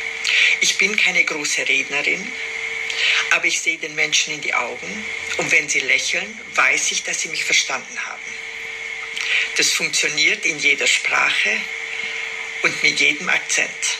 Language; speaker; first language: German; non-native, fluent; Romanian